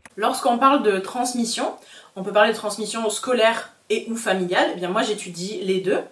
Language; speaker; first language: French; native; French